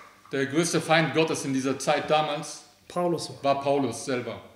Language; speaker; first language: German; early bilingual, other home language; Aramaic